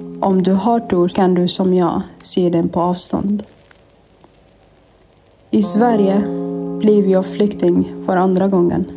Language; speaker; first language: Swedish; non-native, fluent; Arabic